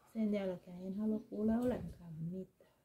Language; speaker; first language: Finnish; non-native, learner; Thai